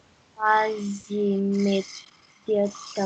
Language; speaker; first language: French; non-native, learner; English